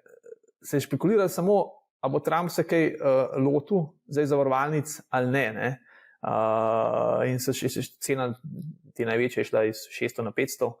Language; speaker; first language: Slovenian; native; Slovenian